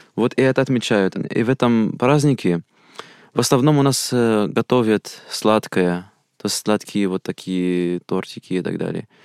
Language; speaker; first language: Russian; non-native, fluent; Arabic